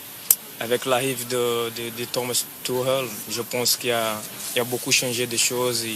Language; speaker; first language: French; non-native, fluent; Portuguese